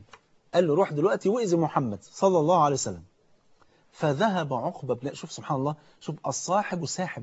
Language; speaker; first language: Arabic; native; Arabic